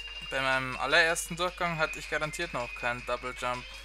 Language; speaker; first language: German; native; German